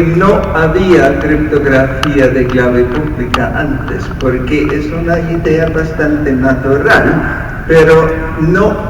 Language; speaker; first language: Spanish; non-native, fluent; English